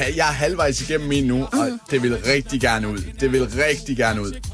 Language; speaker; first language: Danish; native; Danish